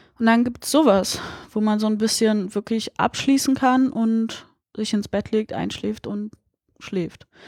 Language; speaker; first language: German; early bilingual, other home language; Polish